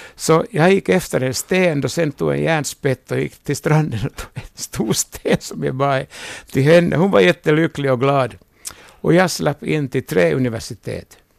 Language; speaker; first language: Swedish; native; Swedish